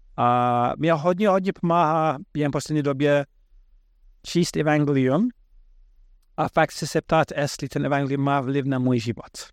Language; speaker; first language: Czech; non-native, fluent; English